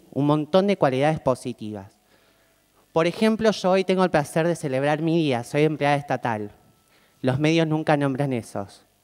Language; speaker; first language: Spanish; native; Spanish